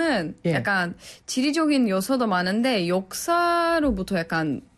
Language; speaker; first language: Korean; non-native, fluent; Turkish